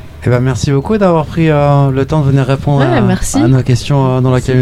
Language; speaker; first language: French; native; French